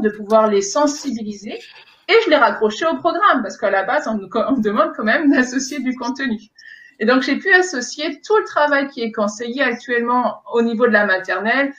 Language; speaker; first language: French; native; French